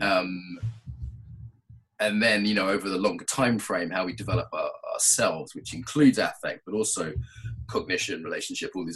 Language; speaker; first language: English; native; English